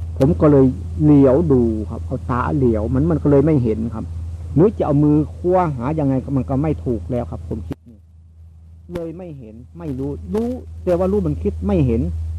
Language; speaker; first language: Thai; native; Thai